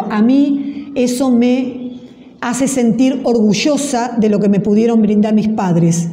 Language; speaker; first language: Spanish; native; Spanish